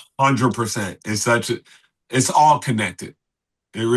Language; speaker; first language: English; native; English